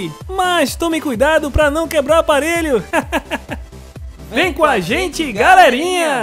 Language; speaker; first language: Portuguese; native; Portuguese